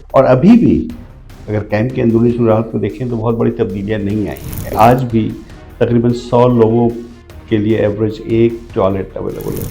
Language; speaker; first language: Urdu; native; Urdu